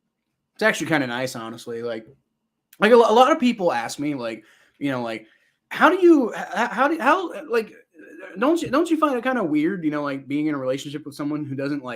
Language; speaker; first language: English; native; English